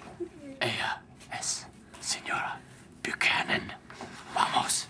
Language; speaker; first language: Spanish; non-native, learner; English